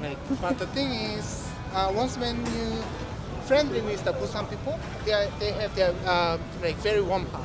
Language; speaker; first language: English; non-native, learner; Korean